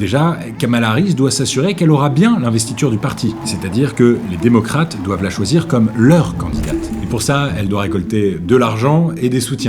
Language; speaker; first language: French; native; French